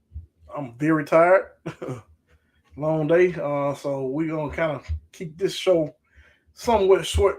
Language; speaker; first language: English; native; English